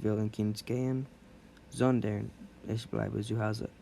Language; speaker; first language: German; non-native, learner; English